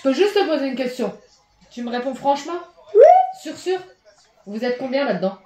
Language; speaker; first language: French; native; French